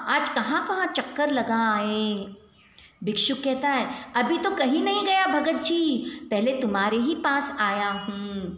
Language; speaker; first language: Hindi; non-native, local second language; Kannada